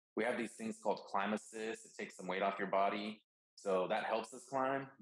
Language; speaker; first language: English; native; English